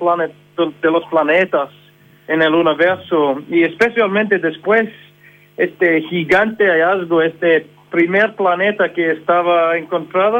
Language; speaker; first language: Spanish; non-native, fluent; English